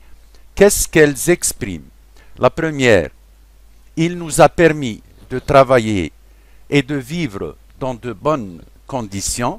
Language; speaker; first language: French; non-native, local second language; Arabic